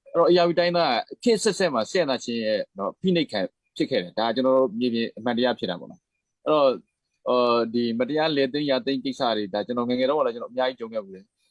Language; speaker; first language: Burmese; native; Burmese